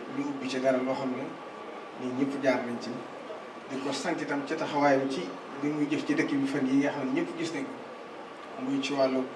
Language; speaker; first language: Wolof; native; Wolof